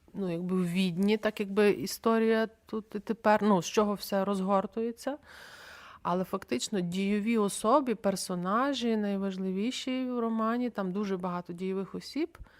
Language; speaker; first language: Ukrainian; native; Ukrainian